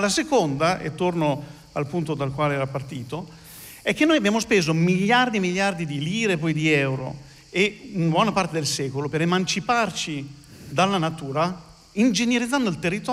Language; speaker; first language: Italian; native; Italian